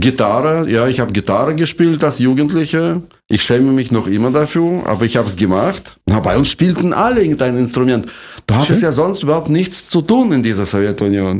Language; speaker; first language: German; non-native, fluent; Russian